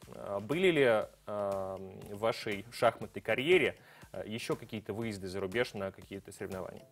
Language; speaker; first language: Russian; native; Russian